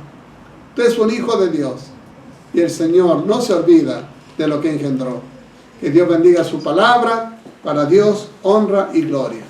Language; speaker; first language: Spanish; native; Spanish